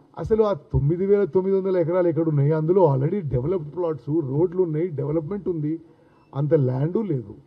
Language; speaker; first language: Telugu; native; Telugu